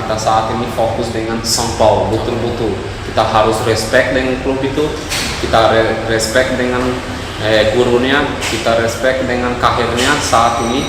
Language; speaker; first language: Indonesian; non-native, fluent; Portuguese